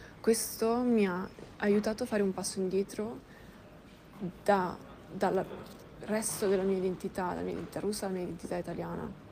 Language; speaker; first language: Italian; early bilingual, other home language; Russian